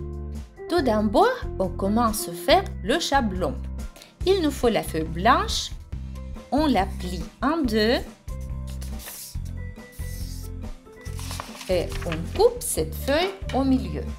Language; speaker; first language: French; non-native, fluent; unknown